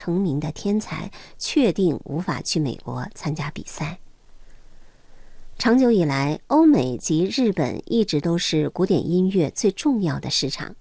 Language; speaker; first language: Chinese; native; Chinese